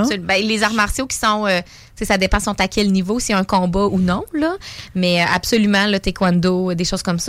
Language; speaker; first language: French; native; French